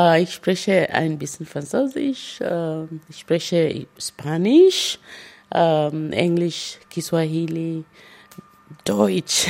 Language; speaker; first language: German; non-native, fluent; Luyia